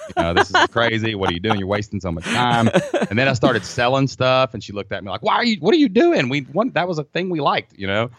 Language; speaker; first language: English; native; English